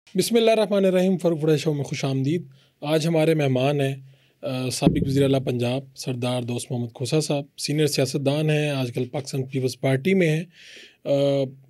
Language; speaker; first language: Urdu; non-native, local second language; Punjabi